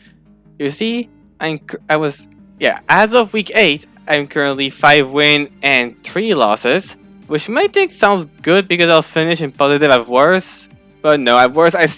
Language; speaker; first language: English; non-native, fluent; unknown